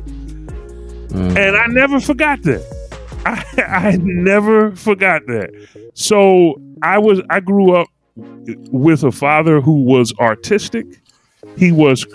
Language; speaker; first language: English; native; English